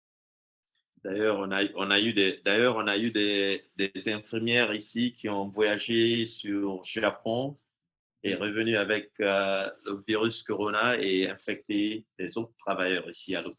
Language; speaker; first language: French; non-native, fluent; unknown